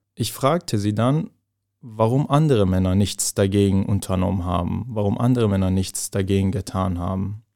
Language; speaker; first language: German; non-native, fluent; Persian